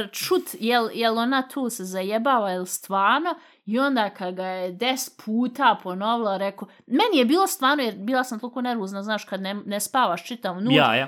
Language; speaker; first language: Bosnian; early bilingual, heritage; Bosnian